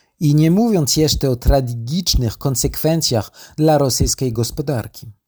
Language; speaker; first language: Polish; non-native, learner; French